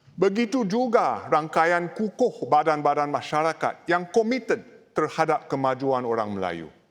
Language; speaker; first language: Malay; non-native, local second language; English